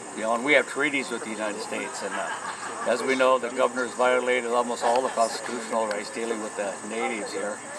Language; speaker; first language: English; native; English